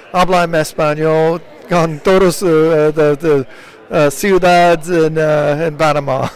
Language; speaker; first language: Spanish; non-native, learner; English